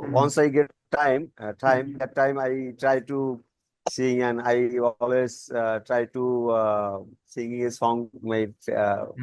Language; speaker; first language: English; non-native, learner; Bangla